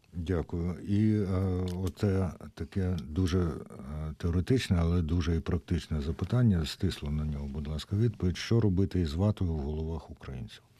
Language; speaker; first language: Ukrainian; native; Ukrainian